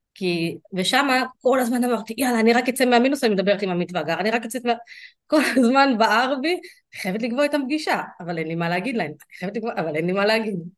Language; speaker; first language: Hebrew; early bilingual, other home language; Russian